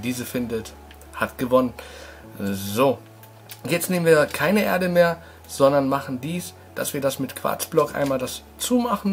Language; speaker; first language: German; native; German